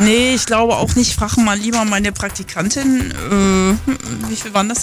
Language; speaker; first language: German; native; German